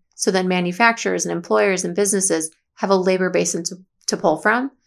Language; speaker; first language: English; native; English